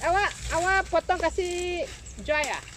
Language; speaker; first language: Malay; non-native, local second language; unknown